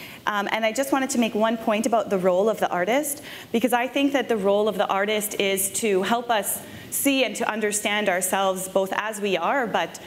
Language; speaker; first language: English; native; English